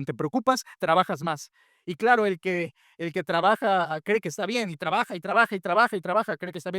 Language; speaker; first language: Spanish; native; Spanish